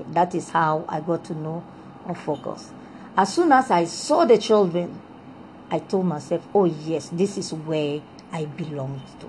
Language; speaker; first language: English; non-native, fluent; Lingala